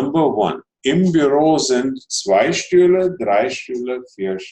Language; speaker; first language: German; non-native, fluent; Telugu